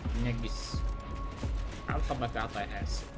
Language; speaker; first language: Arabic; native; Arabic